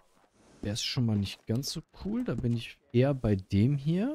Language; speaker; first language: German; native; German